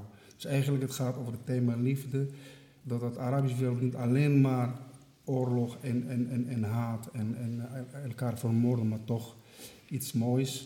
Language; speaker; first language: Dutch; non-native, fluent; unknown